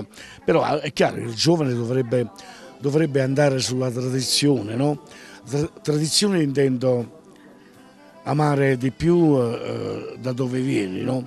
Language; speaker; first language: Italian; native; Italian